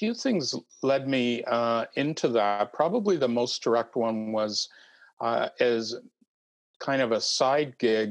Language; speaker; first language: English; native; English